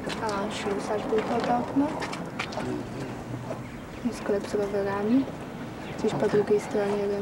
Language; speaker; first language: Polish; native; Polish